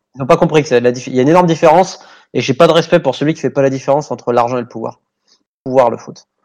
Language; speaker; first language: French; native; French